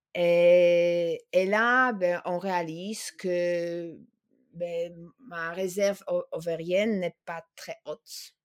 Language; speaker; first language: French; non-native, fluent; Polish